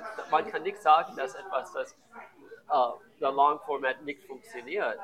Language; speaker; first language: German; non-native, learner; English